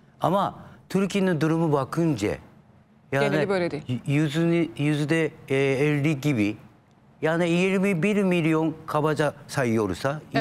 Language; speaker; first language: Turkish; non-native, fluent; Japanese